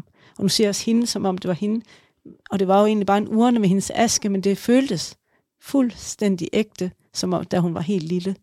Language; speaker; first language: Danish; native; Danish